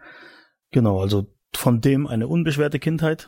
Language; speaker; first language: German; native; German